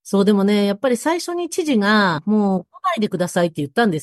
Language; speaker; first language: Japanese; native; Japanese